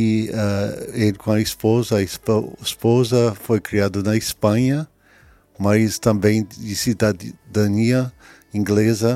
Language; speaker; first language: Portuguese; early bilingual, other home language; English